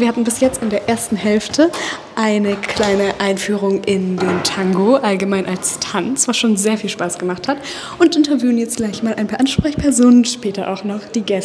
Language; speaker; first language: German; native; German